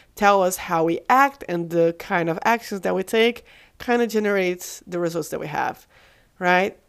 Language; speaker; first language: English; non-native, fluent; Portuguese